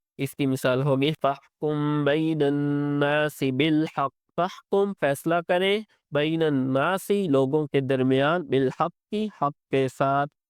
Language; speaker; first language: Urdu; native; Urdu